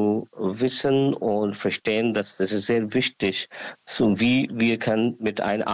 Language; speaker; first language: German; non-native, learner; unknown